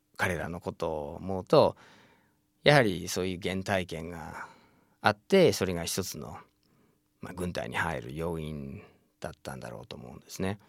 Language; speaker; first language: Japanese; non-native, fluent; English